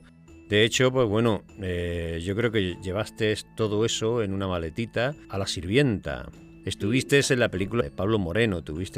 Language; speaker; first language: Spanish; native; Spanish